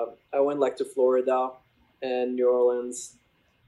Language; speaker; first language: English; non-native, fluent; Arabic